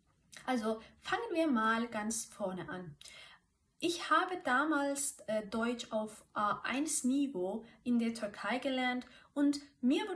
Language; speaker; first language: German; non-native, fluent; Turkish